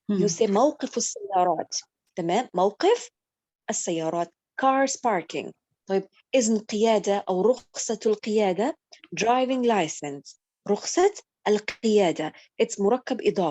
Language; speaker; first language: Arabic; non-native, fluent; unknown